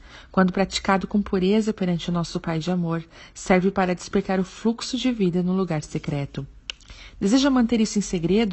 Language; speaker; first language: Portuguese; native; Portuguese